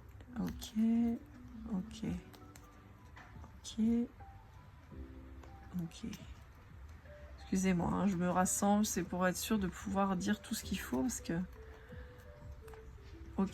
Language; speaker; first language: French; native; French